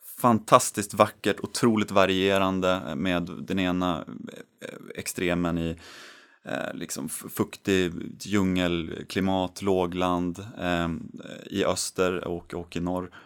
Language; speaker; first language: Swedish; native; Swedish